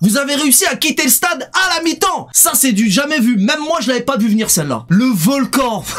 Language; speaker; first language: French; native; French